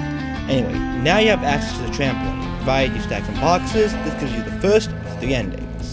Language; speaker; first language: English; native; English